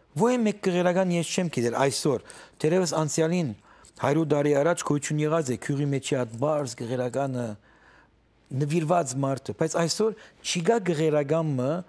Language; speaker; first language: Armenian; early bilingual, heritage; Armenian